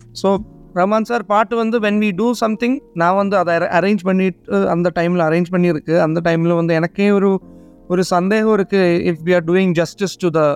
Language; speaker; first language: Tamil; non-native, learner; Malayalam